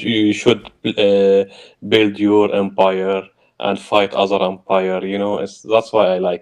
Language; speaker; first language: English; non-native, learner; Arabic